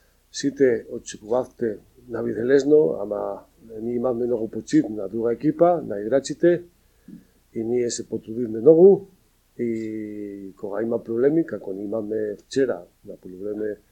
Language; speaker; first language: Macedonian; non-native, learner; Spanish